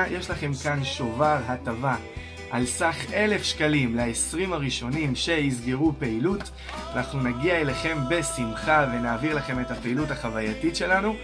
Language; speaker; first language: Hebrew; native; Hebrew